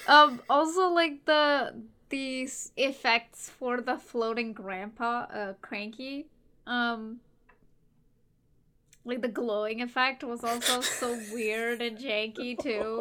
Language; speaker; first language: English; native; English